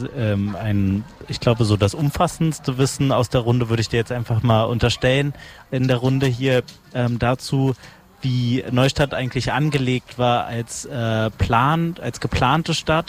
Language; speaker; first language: German; native; German